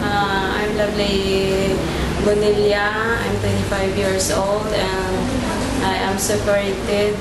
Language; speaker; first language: English; non-native, learner; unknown